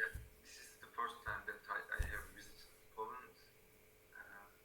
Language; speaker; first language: English; non-native, learner; Turkish